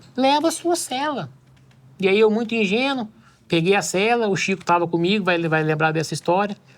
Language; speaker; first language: Portuguese; native; Portuguese